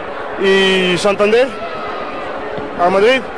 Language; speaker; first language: Spanish; non-native, learner; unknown